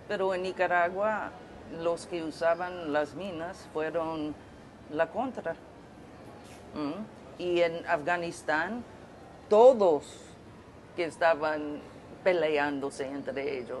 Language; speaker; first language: Spanish; non-native, fluent; English